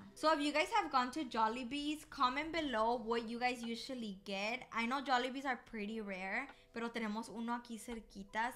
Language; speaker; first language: English; early bilingual, other home language; Spanish